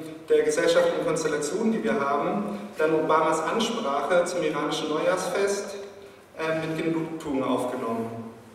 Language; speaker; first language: German; native; German